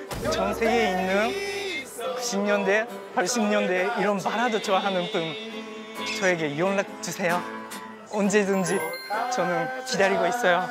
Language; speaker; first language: Korean; non-native, fluent; Japanese